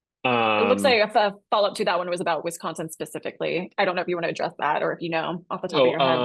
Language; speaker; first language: English; native; English